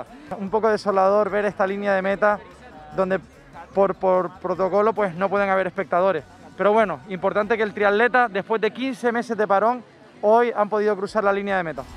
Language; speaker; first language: Spanish; native; Spanish